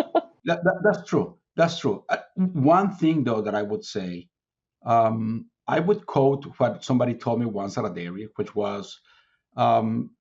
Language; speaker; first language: English; non-native, fluent; Spanish